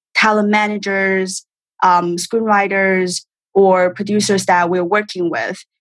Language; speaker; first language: English; non-native, fluent; Chinese